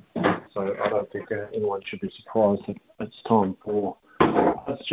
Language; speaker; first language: English; native; English